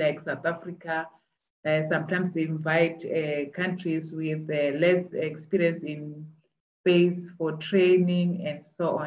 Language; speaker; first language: English; non-native, local second language; Tswana